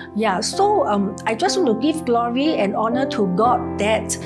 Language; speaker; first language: English; non-native, local second language; Cantonese